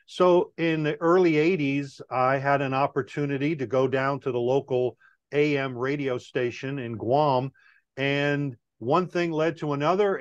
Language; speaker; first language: English; native; English